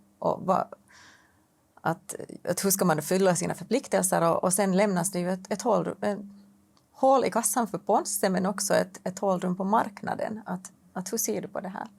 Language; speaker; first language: Swedish; native; Swedish